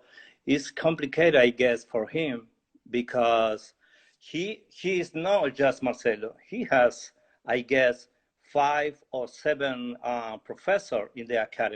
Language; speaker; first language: English; non-native, learner; Spanish